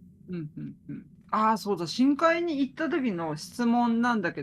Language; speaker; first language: Japanese; native; Japanese